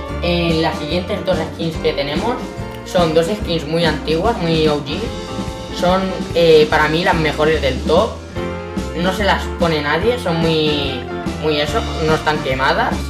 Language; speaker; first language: Spanish; native; Spanish